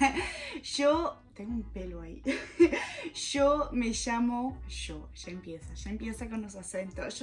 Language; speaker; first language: Spanish; non-native, fluent; French